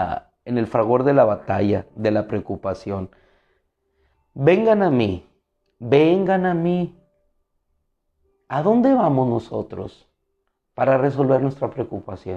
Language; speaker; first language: Spanish; native; Spanish